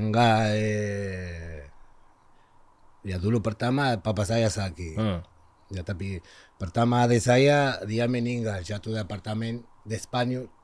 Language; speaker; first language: Indonesian; non-native, learner; Spanish